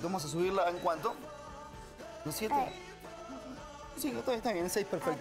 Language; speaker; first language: Spanish; native; Spanish